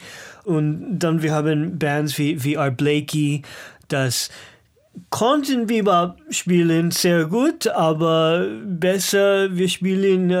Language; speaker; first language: German; non-native, learner; English